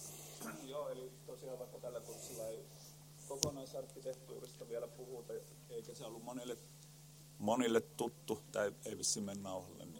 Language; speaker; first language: Finnish; native; Finnish